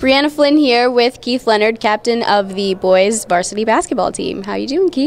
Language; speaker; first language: English; native; English